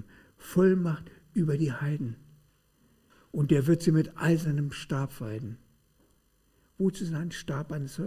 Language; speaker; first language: German; native; German